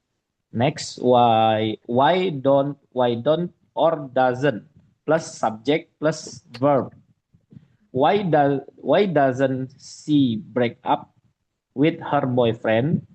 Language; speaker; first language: English; non-native, learner; Indonesian